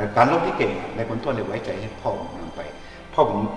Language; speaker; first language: Thai; non-native, fluent; Chinese